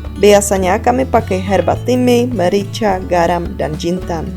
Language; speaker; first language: Indonesian; non-native, fluent; Czech